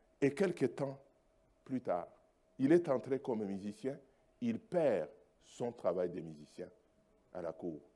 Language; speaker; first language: French; non-native, local second language; Luba-Lulua